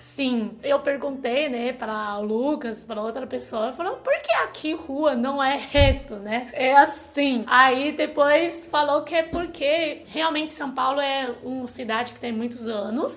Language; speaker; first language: Portuguese; non-native, fluent; Chinese